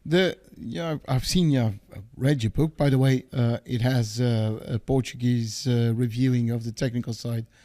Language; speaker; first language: English; non-native, fluent; Portuguese